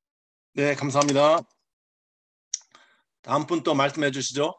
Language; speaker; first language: Korean; native; Korean